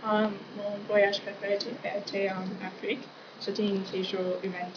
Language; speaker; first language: French; non-native, learner; English